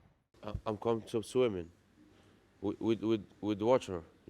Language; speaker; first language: English; non-native, learner; Arabic